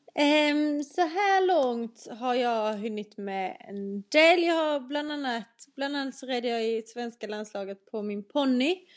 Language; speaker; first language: Swedish; native; Swedish